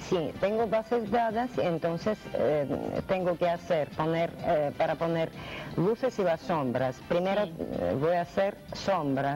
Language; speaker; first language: Spanish; non-native, learner; Russian